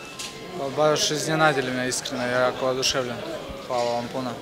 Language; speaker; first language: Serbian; non-native, learner; Russian